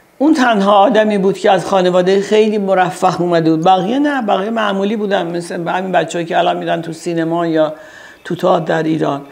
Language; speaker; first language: Persian; early bilingual, heritage; Persian